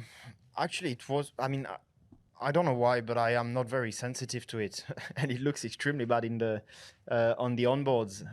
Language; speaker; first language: English; non-native, fluent; French